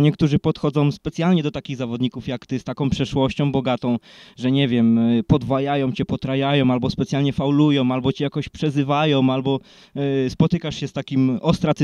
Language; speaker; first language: Polish; native; Polish